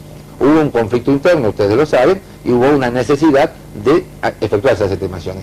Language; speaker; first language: Spanish; native; Spanish